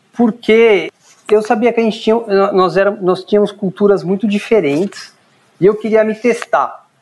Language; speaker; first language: Portuguese; native; Portuguese